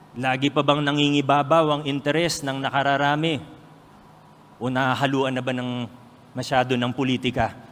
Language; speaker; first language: Filipino; native; Filipino